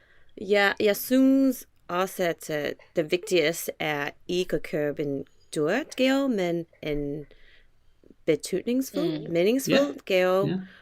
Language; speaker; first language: Danish; non-native, learner; English